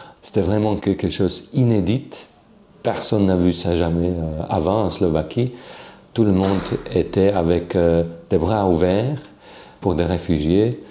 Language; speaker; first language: French; non-native, fluent; Slovak